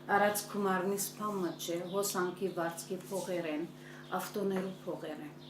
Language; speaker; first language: Armenian; early bilingual, heritage; Armenian